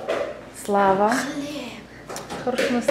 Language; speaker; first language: Russian; native; Russian